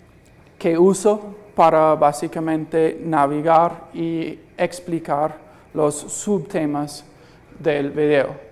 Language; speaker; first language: Spanish; non-native, fluent; English